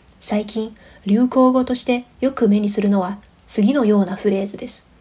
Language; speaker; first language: Japanese; non-native, fluent; Chinese